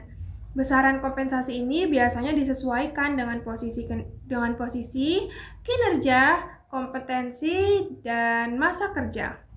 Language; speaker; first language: Indonesian; native; Indonesian